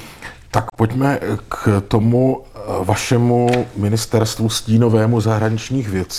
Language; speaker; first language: Czech; native; Czech